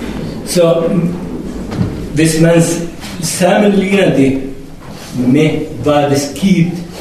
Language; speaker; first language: Danish; non-native, learner; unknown